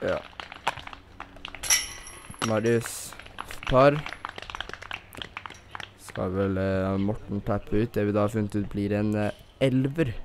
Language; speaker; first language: Norwegian; native; Norwegian